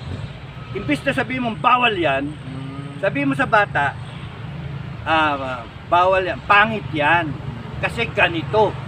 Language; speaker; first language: Filipino; native; Filipino